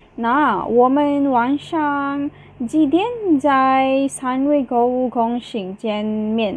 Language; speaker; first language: Chinese; non-native, learner; Malay